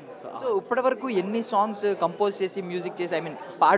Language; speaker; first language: Telugu; native; Telugu